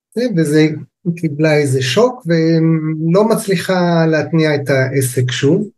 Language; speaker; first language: Hebrew; native; Hebrew